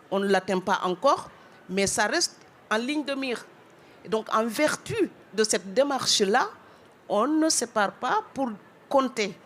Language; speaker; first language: French; non-native, local second language; Wolof